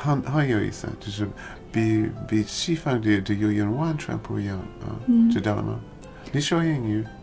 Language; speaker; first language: Chinese; non-native, learner; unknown